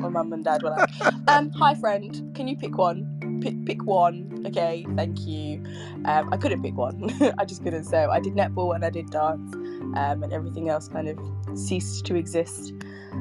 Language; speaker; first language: English; native; English